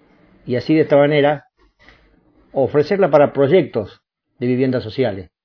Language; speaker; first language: Spanish; native; Spanish